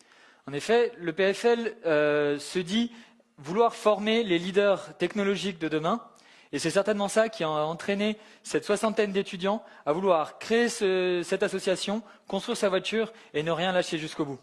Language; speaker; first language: French; native; French